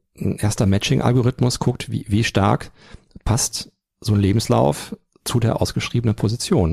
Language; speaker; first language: German; native; German